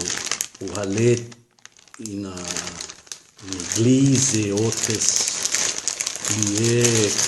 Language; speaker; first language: French; non-native, learner; Portuguese